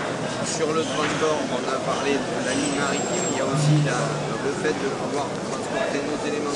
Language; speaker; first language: French; native; French